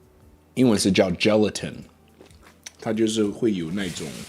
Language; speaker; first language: Chinese; non-native, learner; English